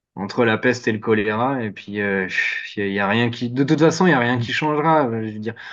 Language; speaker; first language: French; native; French